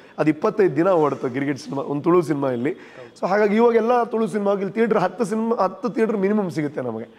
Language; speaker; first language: Kannada; non-native, local second language; Tulu